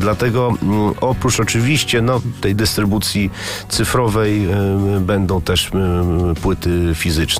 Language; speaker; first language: Polish; native; Polish